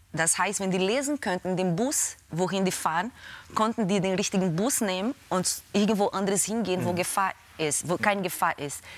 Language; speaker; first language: German; non-native, fluent; Portuguese